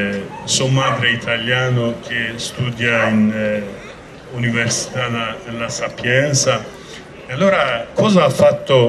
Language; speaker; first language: Italian; non-native, learner; Kurdish